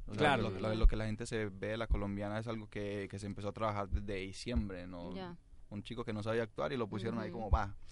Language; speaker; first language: Spanish; native; Spanish